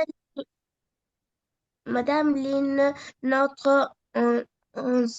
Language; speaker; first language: French; non-native, learner; Arabic